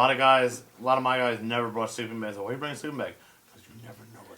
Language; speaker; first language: English; native; English